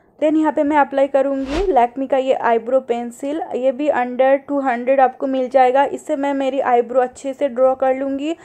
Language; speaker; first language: Hindi; non-native, local second language; Bangla